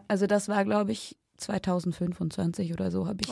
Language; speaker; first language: German; native; German